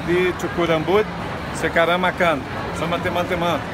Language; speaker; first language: Indonesian; non-native, learner; Portuguese